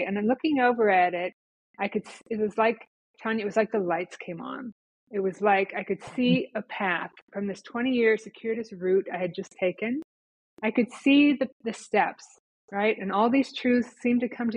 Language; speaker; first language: English; native; English